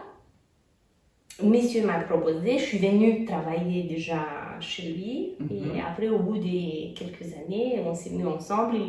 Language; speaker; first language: French; non-native, fluent; Romanian